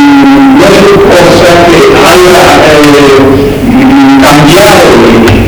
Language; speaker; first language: Italian; non-native, learner; Spanish